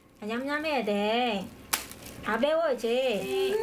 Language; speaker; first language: Korean; non-native, learner; Vietnamese